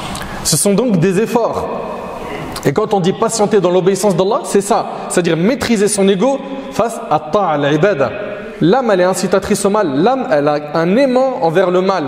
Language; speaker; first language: French; native; French